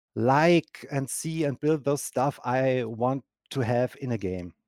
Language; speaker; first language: English; non-native, fluent; German